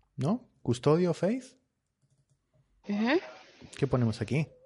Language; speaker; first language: Spanish; native; Spanish